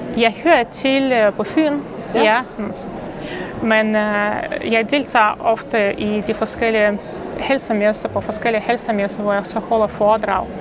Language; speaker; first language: Danish; non-native, fluent; Russian